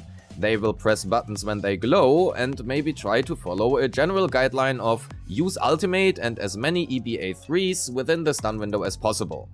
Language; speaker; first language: English; non-native, fluent; German